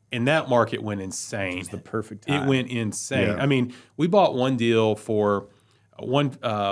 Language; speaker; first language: English; native; English